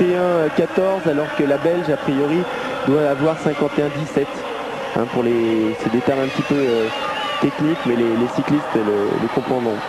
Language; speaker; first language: French; native; French